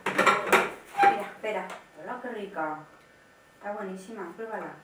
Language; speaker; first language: Spanish; native; Spanish